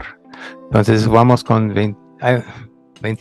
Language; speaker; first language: Spanish; non-native, fluent; English